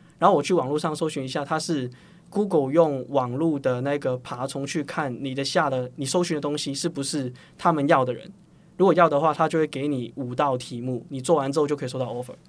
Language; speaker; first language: Chinese; non-native, local second language; Cantonese